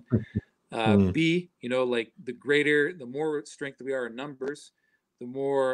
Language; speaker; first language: English; native; English